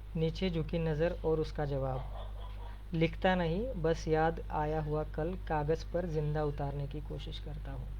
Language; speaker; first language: Hindi; non-native, local second language; Marathi